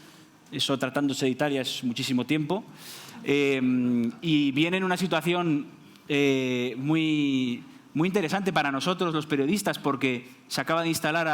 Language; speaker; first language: Spanish; native; Spanish